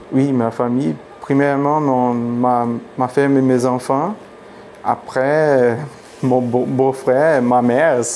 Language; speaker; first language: French; non-native, learner; Portuguese